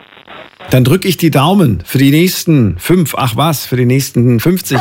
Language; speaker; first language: German; native; German